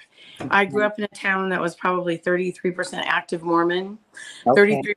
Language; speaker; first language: English; native; English